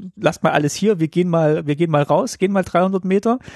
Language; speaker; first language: German; native; German